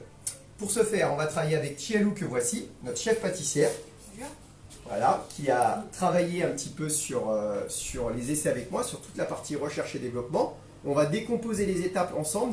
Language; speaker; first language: French; native; French